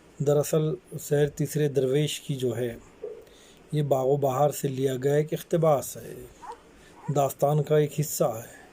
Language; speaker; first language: Urdu; native; Urdu